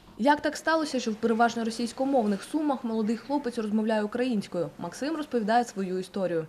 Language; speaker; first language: Ukrainian; native; Ukrainian